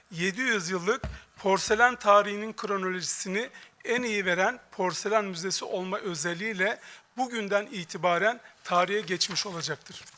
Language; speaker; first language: Turkish; native; Turkish